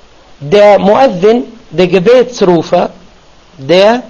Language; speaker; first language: German; non-native, fluent; Arabic